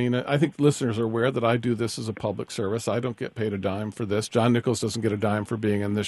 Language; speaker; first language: English; native; English